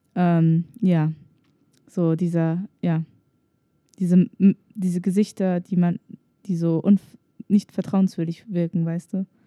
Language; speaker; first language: German; native; German